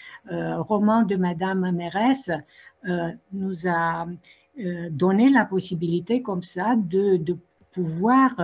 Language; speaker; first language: French; non-native, fluent; Romanian